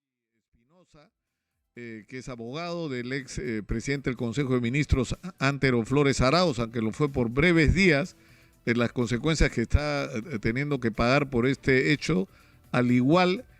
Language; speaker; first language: Spanish; native; Spanish